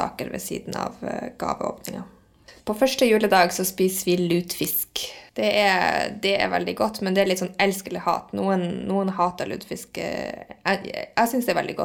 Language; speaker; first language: Norwegian; native; Norwegian